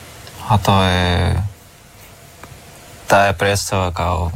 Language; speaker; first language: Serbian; non-native, learner; Russian